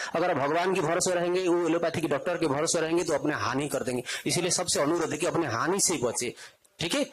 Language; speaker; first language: Hindi; non-native, local second language; Odia